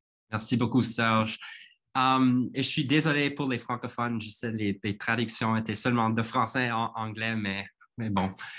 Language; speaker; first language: French; non-native, fluent; English